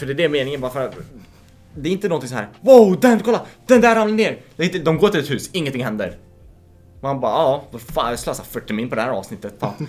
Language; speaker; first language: Swedish; native; Swedish